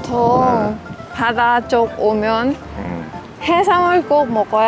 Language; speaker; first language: Korean; non-native, learner; Thai